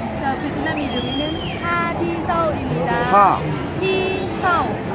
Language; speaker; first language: Korean; non-native, learner; Vietnamese